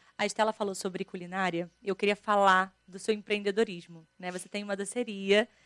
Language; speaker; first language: Portuguese; native; Portuguese